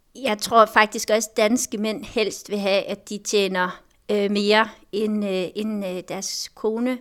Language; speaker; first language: Danish; native; Danish